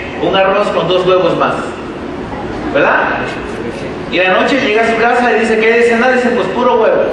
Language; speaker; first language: Spanish; native; Spanish